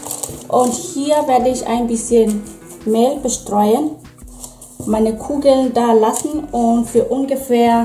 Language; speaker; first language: German; non-native, fluent; Swahili